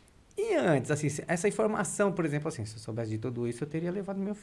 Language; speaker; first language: Portuguese; native; Portuguese